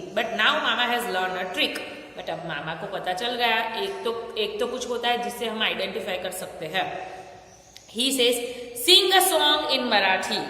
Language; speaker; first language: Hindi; non-native, local second language; Gujarati